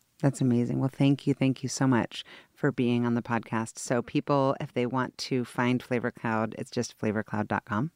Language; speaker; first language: English; native; English